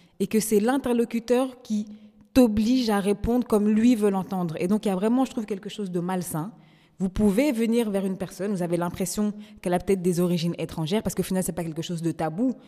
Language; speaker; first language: French; native; French